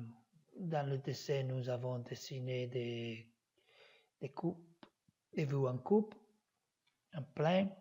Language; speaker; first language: French; non-native, learner; Italian